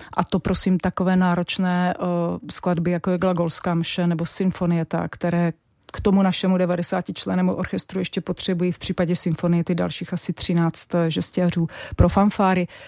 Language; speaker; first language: Czech; native; Czech